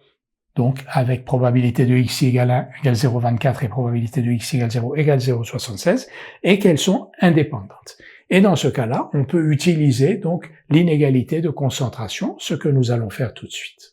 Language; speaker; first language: French; native; French